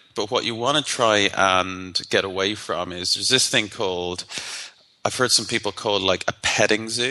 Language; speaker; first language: English; native; English